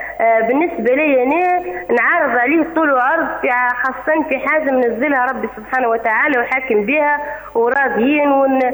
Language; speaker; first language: Arabic; native; Arabic